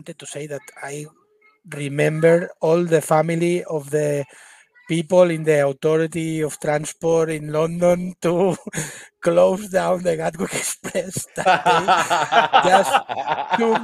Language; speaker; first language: English; non-native, fluent; Spanish